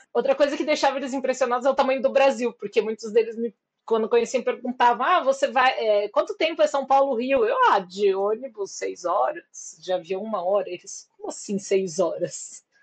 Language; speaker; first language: Portuguese; native; Portuguese